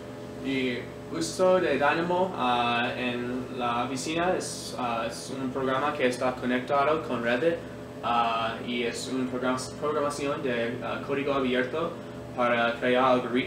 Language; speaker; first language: Spanish; non-native, learner; English